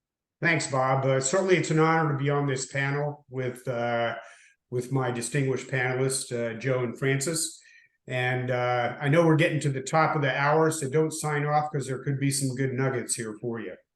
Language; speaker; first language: English; native; English